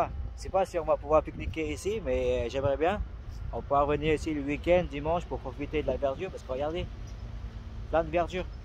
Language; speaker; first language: French; early bilingual, other home language; Vietnamese